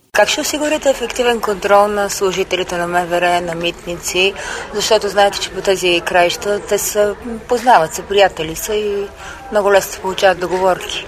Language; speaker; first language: Bulgarian; native; Bulgarian